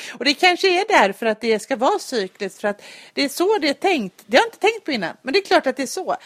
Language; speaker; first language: Swedish; native; Swedish